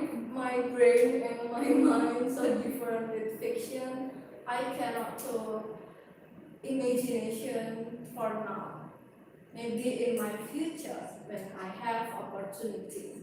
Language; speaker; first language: English; non-native, learner; Indonesian